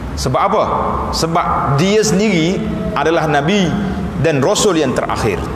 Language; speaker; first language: Malay; native; Malay